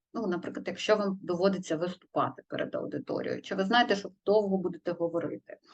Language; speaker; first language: Ukrainian; native; Ukrainian